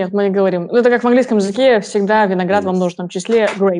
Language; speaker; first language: Russian; native; Russian